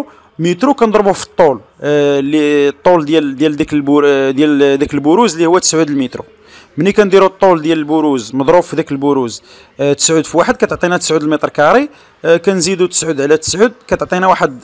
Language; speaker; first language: Arabic; native; Arabic